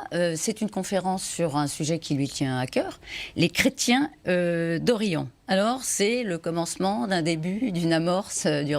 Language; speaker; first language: French; native; French